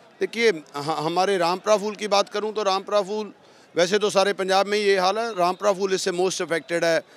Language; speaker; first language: Hindi; non-native, local second language; Punjabi